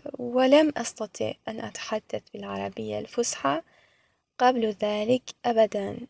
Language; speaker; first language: Arabic; non-native, fluent; Persian